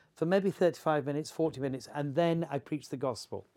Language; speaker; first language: English; native; English